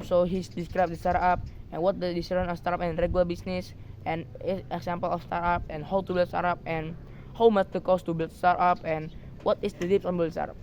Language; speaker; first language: English; non-native, learner; Indonesian